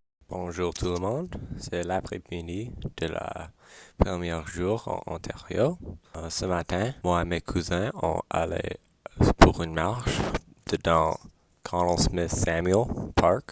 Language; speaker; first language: French; non-native, learner; English